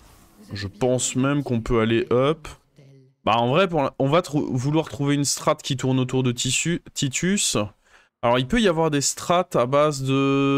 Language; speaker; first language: French; native; French